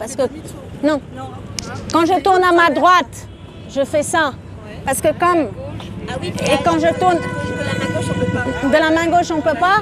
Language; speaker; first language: French; non-native, fluent; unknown